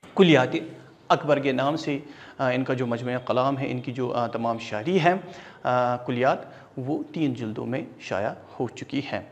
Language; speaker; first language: Urdu; non-native, local second language; Kashmiri